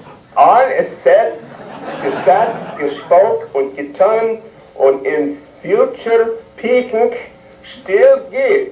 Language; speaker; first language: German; non-native, learner; English